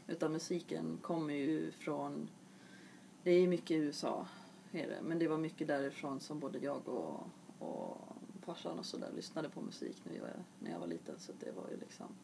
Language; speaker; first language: Swedish; native; Swedish